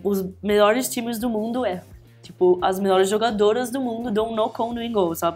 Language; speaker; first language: Portuguese; early bilingual, heritage; English